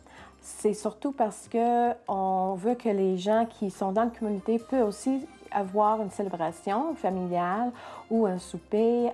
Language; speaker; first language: French; non-native, local second language; English